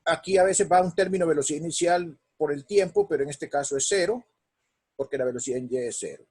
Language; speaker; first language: Spanish; native; Spanish